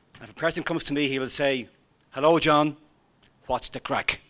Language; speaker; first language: English; native; English